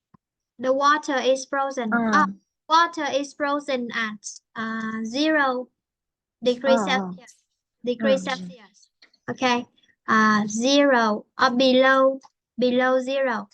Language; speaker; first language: English; non-native, fluent; Vietnamese